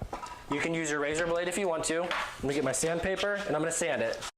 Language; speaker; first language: English; native; English